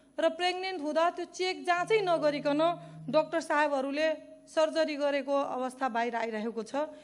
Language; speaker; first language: Nepali; non-native, local second language; Maithili